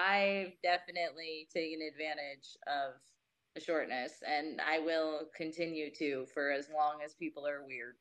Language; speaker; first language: English; native; English